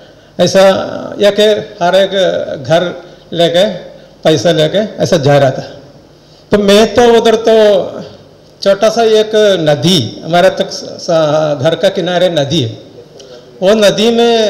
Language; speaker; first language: Hindi; non-native, local second language; Malayalam